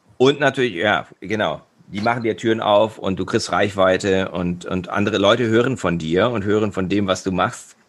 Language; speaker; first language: German; native; German